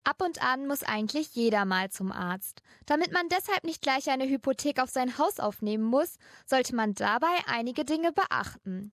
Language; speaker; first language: German; native; German